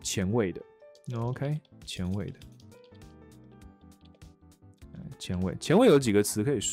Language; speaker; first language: Chinese; native; Chinese